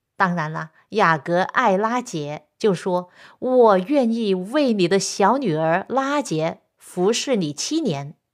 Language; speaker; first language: Chinese; non-native, local second language; Cantonese